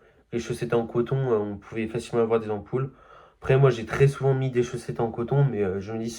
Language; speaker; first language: French; native; French